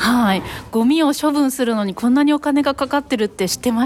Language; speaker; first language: Japanese; native; Japanese